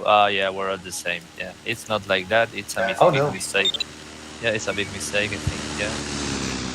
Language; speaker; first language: English; non-native, fluent; Spanish